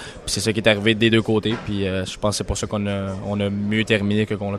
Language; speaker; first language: French; native; French